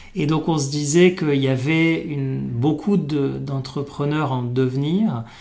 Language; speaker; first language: French; non-native, local second language; Arabic